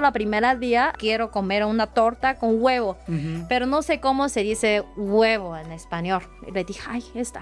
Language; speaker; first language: Spanish; non-native, learner; Chinese